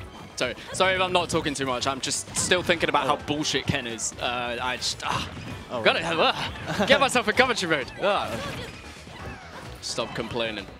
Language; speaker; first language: English; native; English